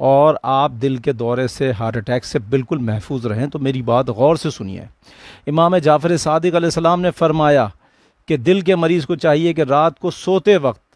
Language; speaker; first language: Hindi; native; Hindi